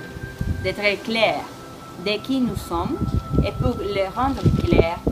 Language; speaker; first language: French; non-native, learner; Spanish